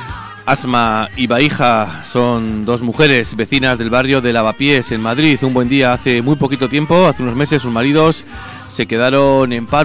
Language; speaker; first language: Spanish; native; Spanish